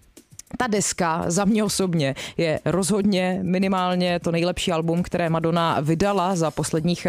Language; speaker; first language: Czech; native; Czech